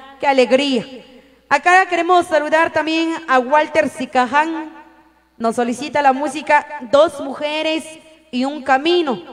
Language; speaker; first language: Spanish; native; Spanish